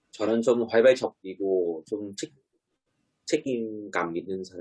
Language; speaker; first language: Korean; non-native, learner; Vietnamese